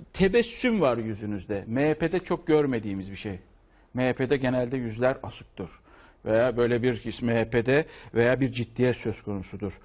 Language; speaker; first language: Turkish; native; Turkish